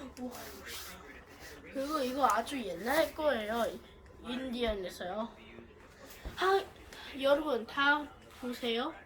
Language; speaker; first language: Korean; early bilingual, heritage; Korean